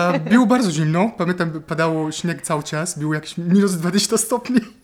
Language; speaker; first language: Polish; non-native, fluent; Arabic